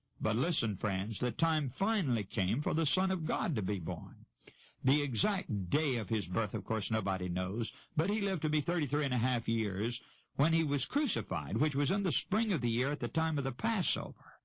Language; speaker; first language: English; native; English